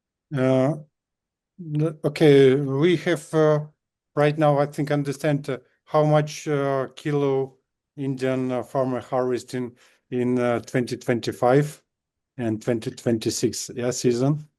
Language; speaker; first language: English; non-native, learner; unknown